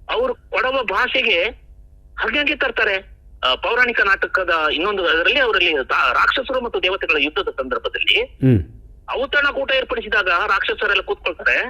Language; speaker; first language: Kannada; non-native, local second language; Kodava